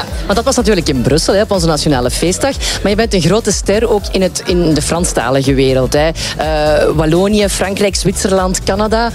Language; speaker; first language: Dutch; native; Dutch